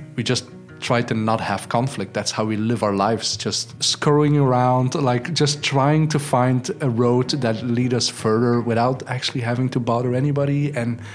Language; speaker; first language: English; non-native, fluent; Dutch